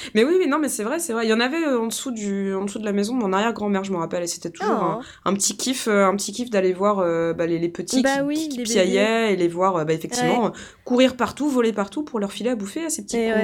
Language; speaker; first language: French; native; French